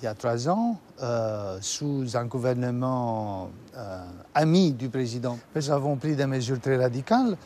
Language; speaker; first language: French; non-native, fluent; Romanian